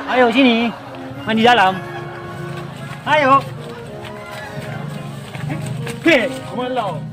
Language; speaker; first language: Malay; non-native, local second language; Buginese